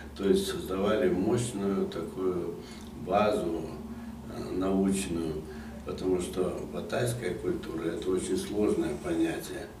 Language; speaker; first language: Russian; native; Russian